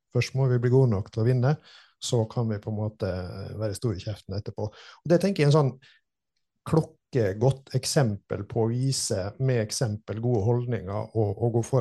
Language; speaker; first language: Norwegian; native; Norwegian